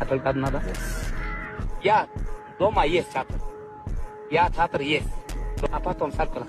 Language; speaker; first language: Russian; non-native, learner; Kyrgyz